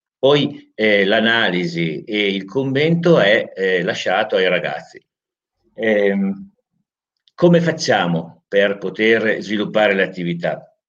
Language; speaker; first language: Italian; native; Italian